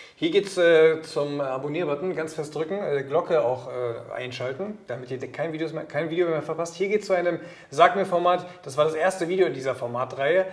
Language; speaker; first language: German; early bilingual, other home language; Russian